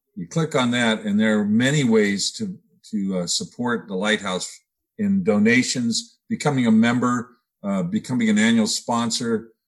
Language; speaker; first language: English; native; English